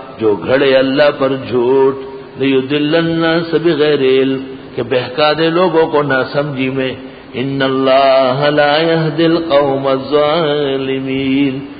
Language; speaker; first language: Urdu; non-native, local second language; Pashto